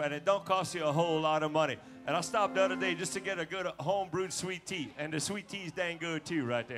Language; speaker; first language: English; native; English